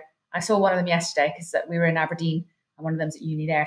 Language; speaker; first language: English; native; English